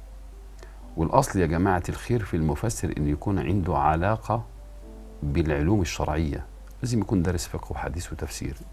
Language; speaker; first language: Arabic; native; Arabic